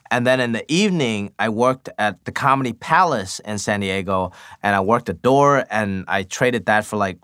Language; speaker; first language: English; early bilingual, other home language; Cantonese